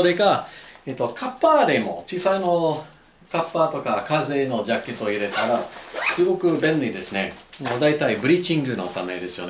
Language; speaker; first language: Japanese; non-native, learner; English